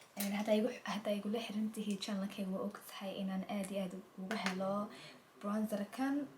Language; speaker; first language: Somali; early bilingual, heritage; Somali